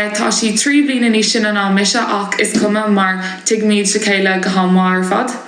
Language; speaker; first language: Irish; non-native, local second language; English